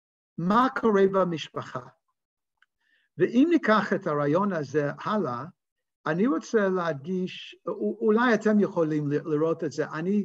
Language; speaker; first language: Hebrew; non-native, fluent; English